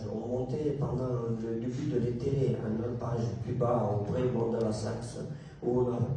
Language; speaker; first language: French; non-native, local second language; Italian